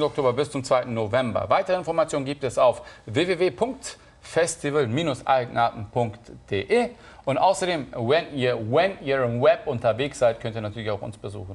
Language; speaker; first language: German; native; German